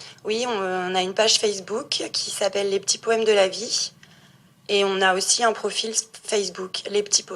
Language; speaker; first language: French; native; French